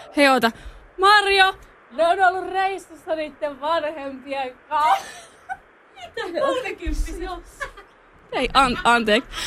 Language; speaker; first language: Finnish; native; Finnish